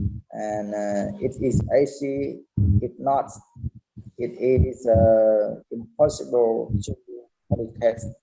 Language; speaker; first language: English; non-native, learner; Khmer